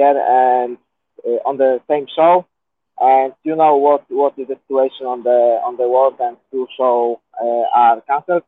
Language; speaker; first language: English; non-native, learner; Polish